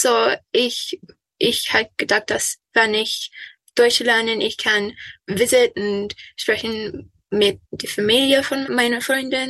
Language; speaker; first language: German; non-native, learner; English